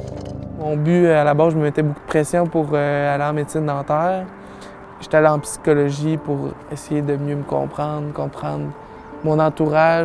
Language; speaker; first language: French; native; French